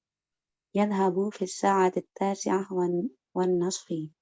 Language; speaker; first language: Arabic; non-native, learner; Indonesian